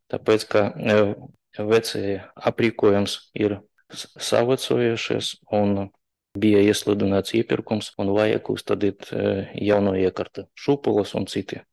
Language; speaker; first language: Latvian; non-native, local second language; Russian